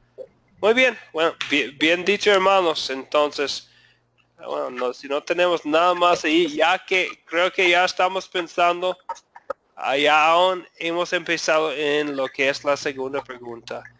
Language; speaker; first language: Spanish; non-native, fluent; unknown